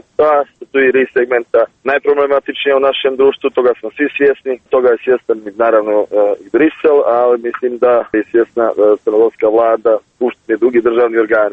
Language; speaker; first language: Serbian; native; Serbian